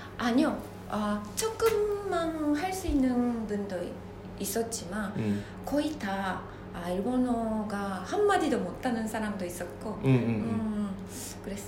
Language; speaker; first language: Korean; non-native, fluent; Japanese